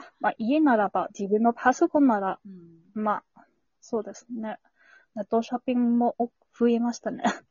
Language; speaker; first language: Japanese; non-native, learner; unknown